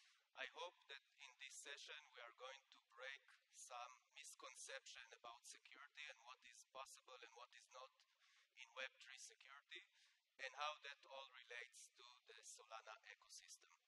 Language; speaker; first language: English; non-native, fluent; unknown